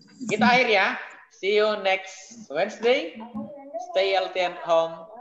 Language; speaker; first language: English; non-native, fluent; Indonesian